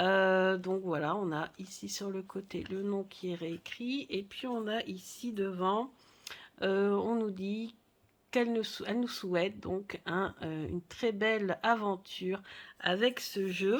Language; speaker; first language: French; native; French